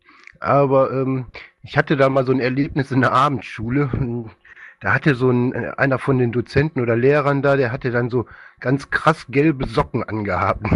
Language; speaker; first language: German; native; German